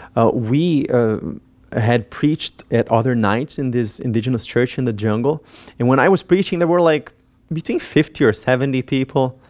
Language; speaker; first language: English; non-native, fluent; Portuguese